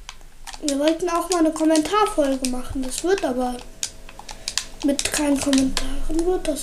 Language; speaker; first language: German; native; German